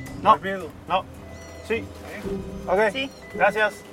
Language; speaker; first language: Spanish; non-native, learner; Dutch